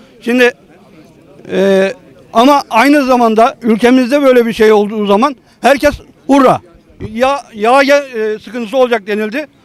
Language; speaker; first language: Turkish; native; Turkish